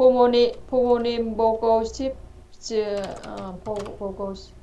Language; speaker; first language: Korean; non-native, learner; Vietnamese